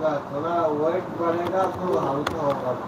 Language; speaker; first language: Hindi; non-native, local second language; Santali